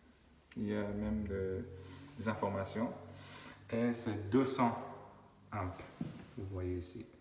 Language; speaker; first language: French; non-native, fluent; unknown